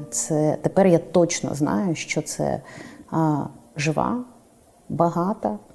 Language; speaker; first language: Ukrainian; non-native, local second language; Russian